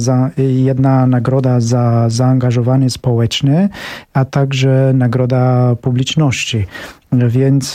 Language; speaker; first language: Polish; non-native, fluent; Romanian